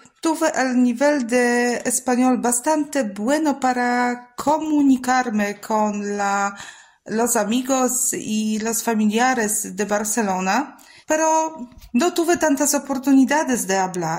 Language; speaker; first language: Spanish; non-native, fluent; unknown